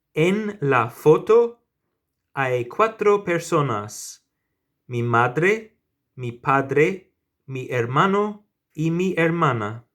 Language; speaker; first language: Spanish; non-native, fluent; English